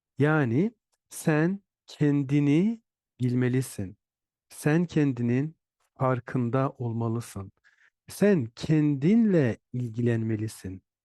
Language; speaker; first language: Turkish; native; Turkish